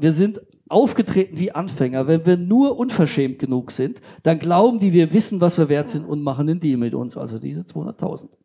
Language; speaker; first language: German; native; German